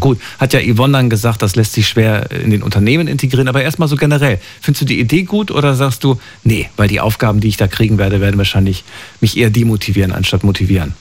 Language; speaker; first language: German; native; German